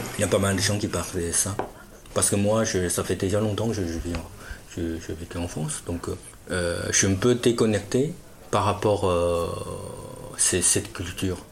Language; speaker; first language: French; non-native, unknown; Chinese